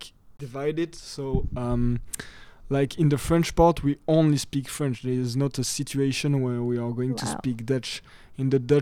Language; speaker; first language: English; non-native, fluent; French